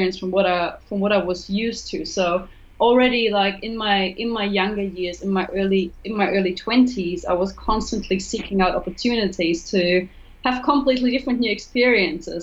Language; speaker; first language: English; non-native, fluent; German